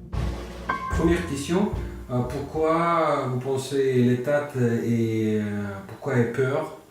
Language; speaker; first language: French; non-native, learner; Russian